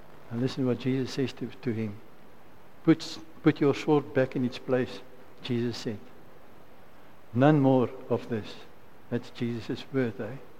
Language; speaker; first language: English; non-native, local second language; Afrikaans